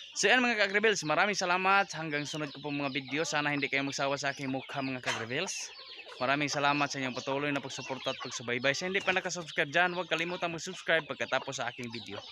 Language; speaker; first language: Filipino; non-native, local second language; Cebuano